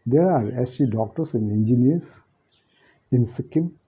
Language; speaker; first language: English; non-native, local second language; Nepali